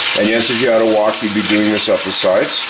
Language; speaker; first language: English; native; English